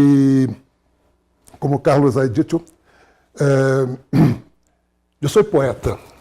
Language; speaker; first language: Spanish; non-native, fluent; Portuguese